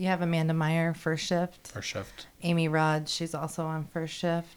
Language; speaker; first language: English; native; English